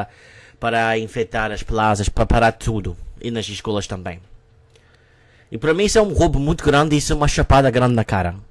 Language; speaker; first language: Portuguese; non-native, learner; English